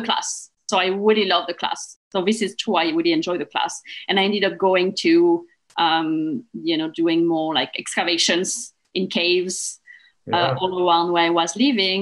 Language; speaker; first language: English; non-native, fluent; French